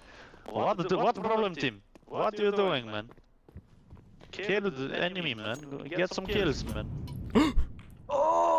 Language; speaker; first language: English; non-native, fluent; Icelandic